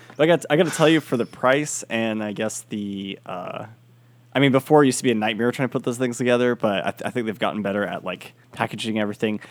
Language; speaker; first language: English; early bilingual, other home language; Filipino